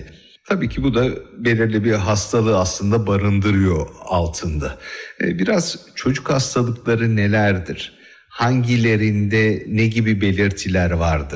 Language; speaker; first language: Turkish; native; Turkish